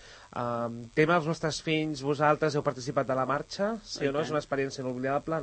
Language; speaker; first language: Catalan; native; Catalan